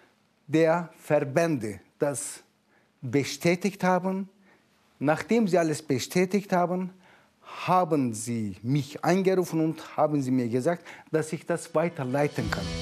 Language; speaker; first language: German; non-native, fluent; Turkish